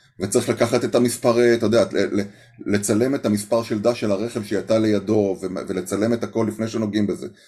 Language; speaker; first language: Hebrew; native; Hebrew